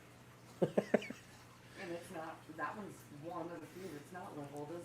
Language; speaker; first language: English; native; English